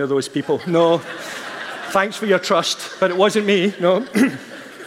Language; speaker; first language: English; native; English